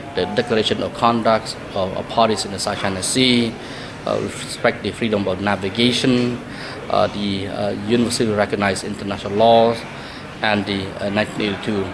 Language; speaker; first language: English; non-native, fluent; Khmer